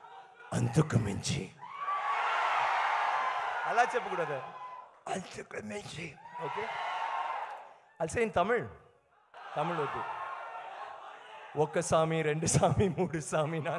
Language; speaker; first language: Telugu; non-native, learner; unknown